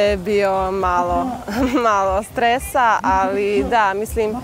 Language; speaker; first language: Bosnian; non-native, local second language; Hungarian